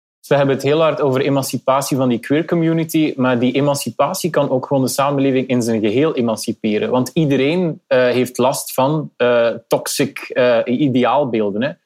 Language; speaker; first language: Dutch; native; Dutch